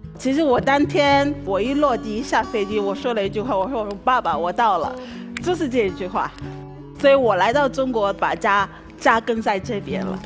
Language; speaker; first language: Chinese; non-native, fluent; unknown